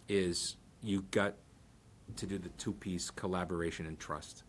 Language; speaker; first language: English; early bilingual, other home language; Portuguese